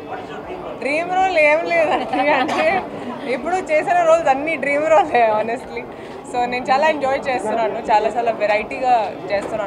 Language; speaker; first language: Telugu; non-native, fluent; Hindi